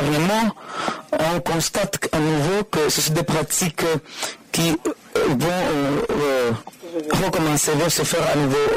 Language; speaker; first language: French; non-native, fluent; Spanish